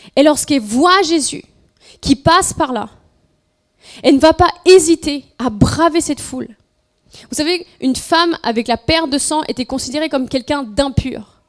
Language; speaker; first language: French; non-native, fluent; Spanish